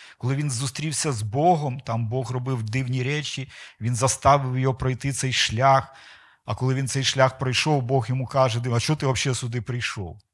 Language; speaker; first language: Ukrainian; non-native, local second language; Russian